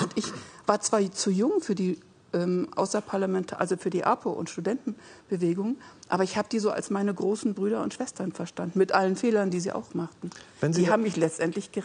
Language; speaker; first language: German; native; German